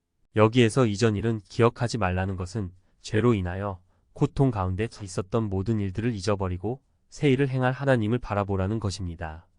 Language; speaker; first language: Korean; native; Korean